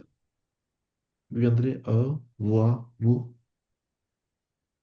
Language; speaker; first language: French; non-native, learner; Punjabi